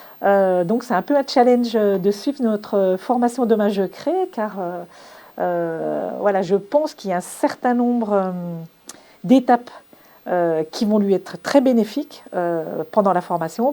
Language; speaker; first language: French; native; French